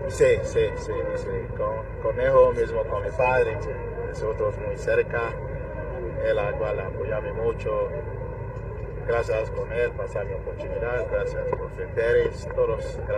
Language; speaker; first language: Spanish; non-native, learner; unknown